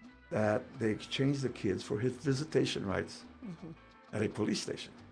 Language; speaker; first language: English; early bilingual, other home language; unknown